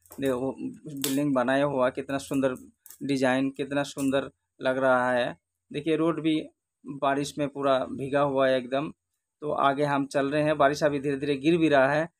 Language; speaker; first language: Hindi; non-native, local second language; Bangla